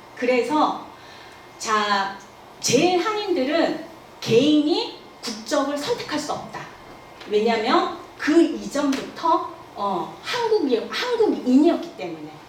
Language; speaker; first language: Korean; native; Korean